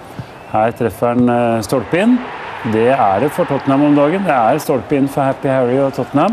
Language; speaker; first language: Norwegian; native; Norwegian